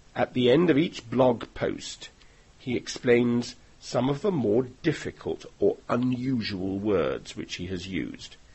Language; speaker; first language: English; native; English